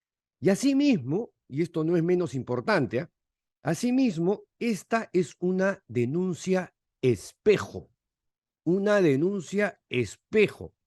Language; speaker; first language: Spanish; native; Spanish